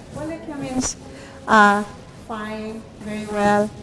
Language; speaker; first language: English; non-native, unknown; Quechua